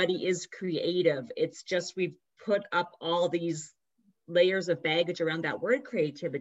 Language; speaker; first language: English; native; English